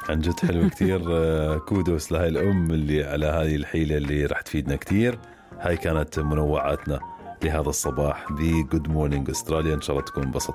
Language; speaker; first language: Arabic; native; Arabic